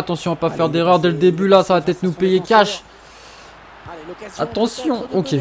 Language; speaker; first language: French; native; French